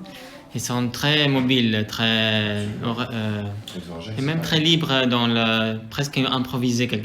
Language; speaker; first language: French; non-native, fluent; Italian